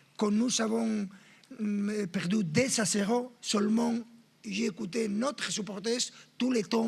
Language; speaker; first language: French; non-native, fluent; Spanish